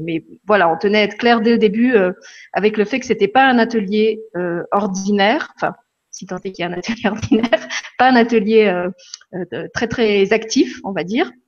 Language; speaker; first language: French; native; French